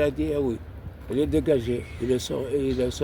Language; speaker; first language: French; non-native, learner; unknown